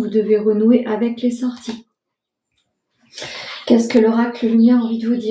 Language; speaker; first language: French; native; French